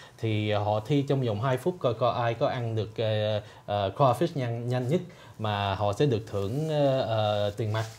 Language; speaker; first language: Vietnamese; early bilingual, heritage; Vietnamese